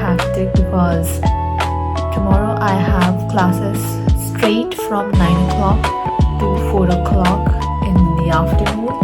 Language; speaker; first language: English; non-native, local second language; Hindi